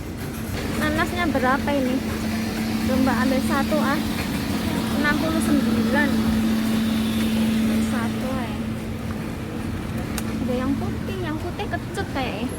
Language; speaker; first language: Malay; non-native, local second language; Javanese